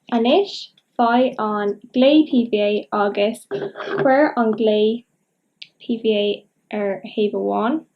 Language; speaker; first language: Irish; non-native, local second language; English